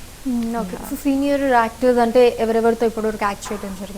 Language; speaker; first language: Telugu; native; Telugu